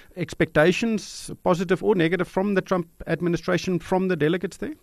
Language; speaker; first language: English; non-native, local second language; Afrikaans